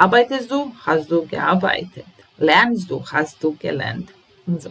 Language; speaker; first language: German; non-native, fluent; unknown